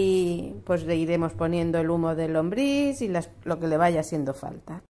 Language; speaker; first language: Spanish; native; Spanish